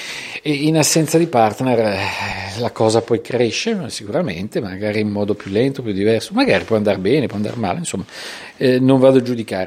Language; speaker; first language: Italian; native; Italian